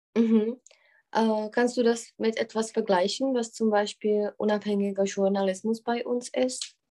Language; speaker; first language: German; non-native, fluent; Czech